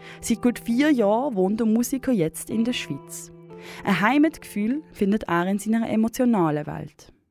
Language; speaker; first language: German; native; German